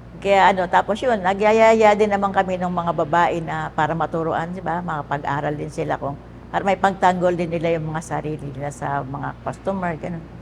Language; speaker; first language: Filipino; native; Filipino